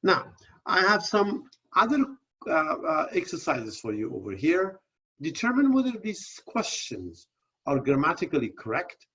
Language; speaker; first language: English; non-native, fluent; Persian